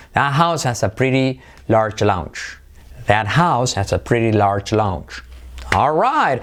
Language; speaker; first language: English; non-native, fluent; Spanish